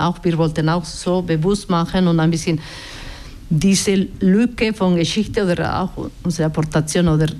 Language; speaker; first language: German; non-native, learner; Basque